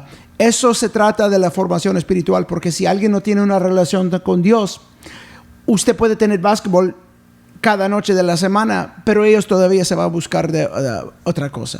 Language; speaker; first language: Spanish; early bilingual, heritage; English